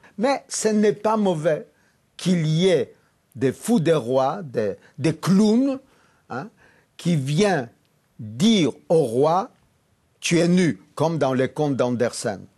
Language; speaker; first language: French; non-native, fluent; Polish